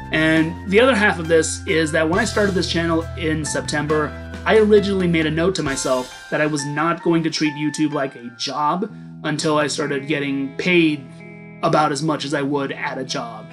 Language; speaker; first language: English; native; English